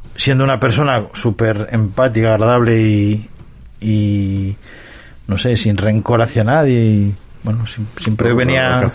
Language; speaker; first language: Spanish; native; Spanish